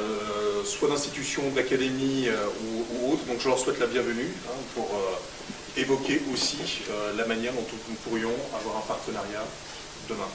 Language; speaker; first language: French; native; French